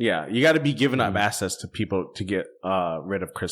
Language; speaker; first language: English; native; English